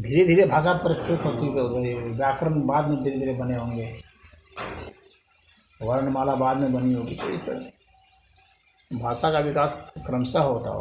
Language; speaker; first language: Hindi; native; Hindi